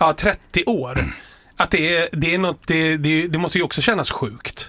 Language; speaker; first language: Swedish; native; Swedish